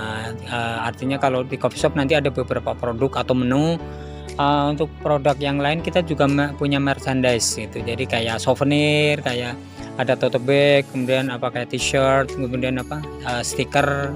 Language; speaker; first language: Indonesian; native; Indonesian